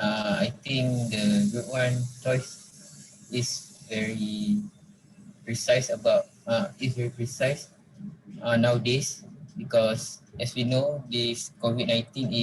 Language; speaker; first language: English; non-native, local second language; Malay